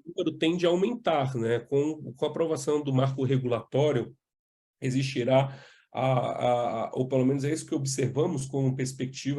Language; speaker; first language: Portuguese; native; Portuguese